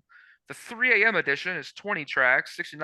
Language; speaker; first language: English; native; English